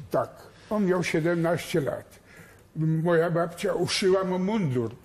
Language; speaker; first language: Polish; native; Polish